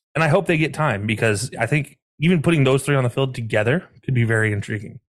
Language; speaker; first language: English; native; English